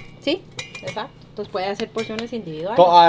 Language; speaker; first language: Spanish; native; Spanish